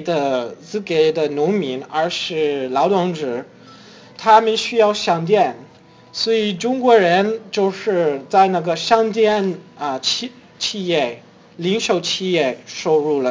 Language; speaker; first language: Chinese; non-native, fluent; English